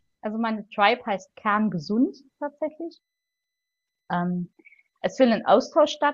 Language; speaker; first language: German; native; German